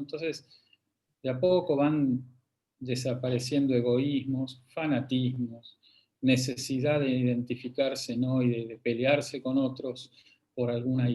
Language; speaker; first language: Spanish; native; Spanish